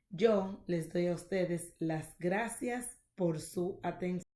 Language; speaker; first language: Spanish; non-native, learner; English